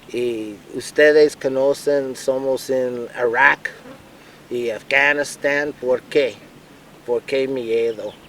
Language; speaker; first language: Spanish; non-native, learner; English